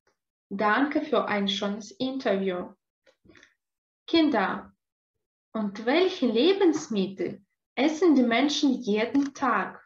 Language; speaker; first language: German; non-native, fluent; Russian